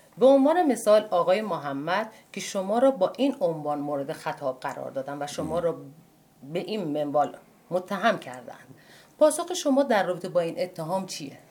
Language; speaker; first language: Persian; non-native, local second language; Azerbaijani